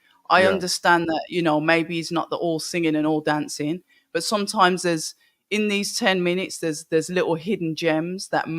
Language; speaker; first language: English; native; English